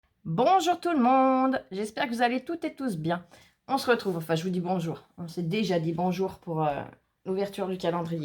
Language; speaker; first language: French; native; French